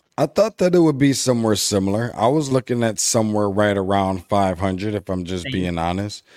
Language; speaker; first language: English; native; English